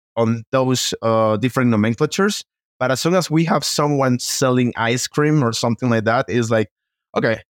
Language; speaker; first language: English; non-native, fluent; Spanish